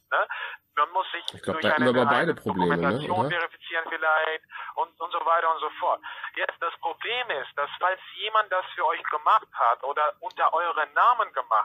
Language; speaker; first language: German; non-native, fluent; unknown